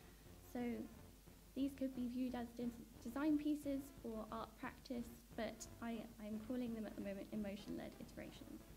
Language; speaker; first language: English; native; English